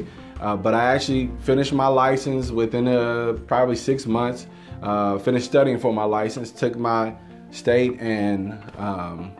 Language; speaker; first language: English; native; English